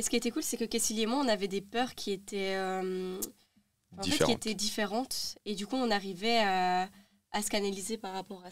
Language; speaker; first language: French; native; French